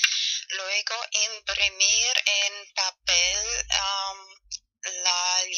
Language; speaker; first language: Spanish; non-native, fluent; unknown